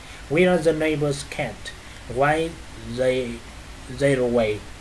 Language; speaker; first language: English; non-native, fluent; Vietnamese